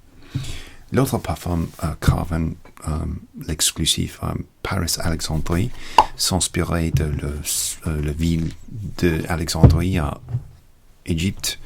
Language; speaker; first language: French; non-native, learner; English